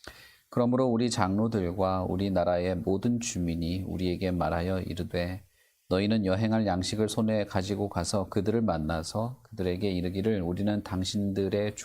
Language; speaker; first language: Korean; native; Korean